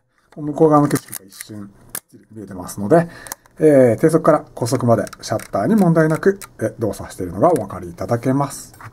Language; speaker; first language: Japanese; native; Japanese